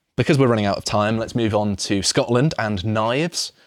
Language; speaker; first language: English; native; English